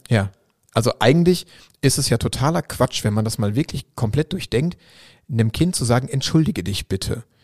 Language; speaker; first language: German; native; German